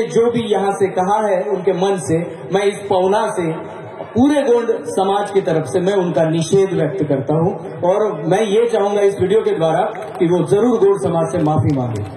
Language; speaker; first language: Hindi; non-native, local second language; Marathi